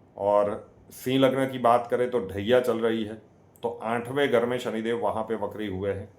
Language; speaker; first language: Hindi; non-native, local second language; Gujarati